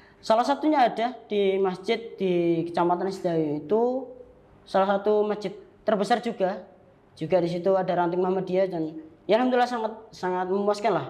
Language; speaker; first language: Indonesian; non-native, local second language; Javanese